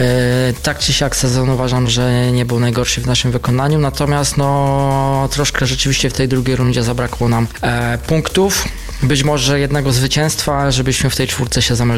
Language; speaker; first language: Polish; native; Polish